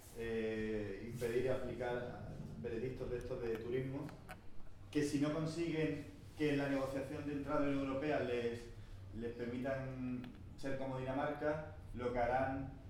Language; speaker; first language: Spanish; native; Spanish